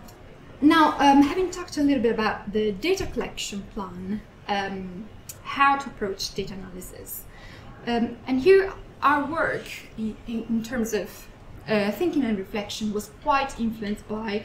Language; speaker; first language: English; non-native, fluent; Italian